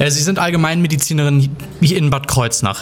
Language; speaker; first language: German; native; German